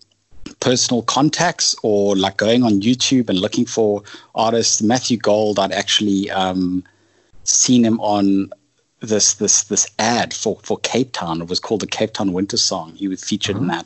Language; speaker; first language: English; native; English